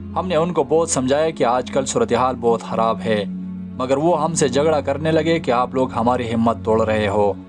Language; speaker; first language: Urdu; non-native, local second language; Pashto